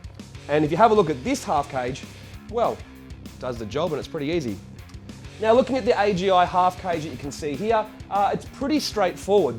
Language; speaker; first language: English; native; English